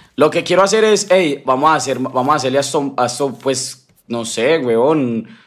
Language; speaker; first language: Spanish; native; Spanish